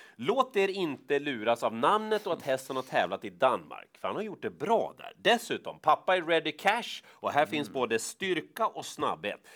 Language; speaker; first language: Swedish; native; Swedish